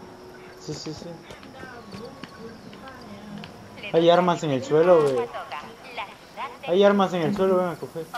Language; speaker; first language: Spanish; native; Spanish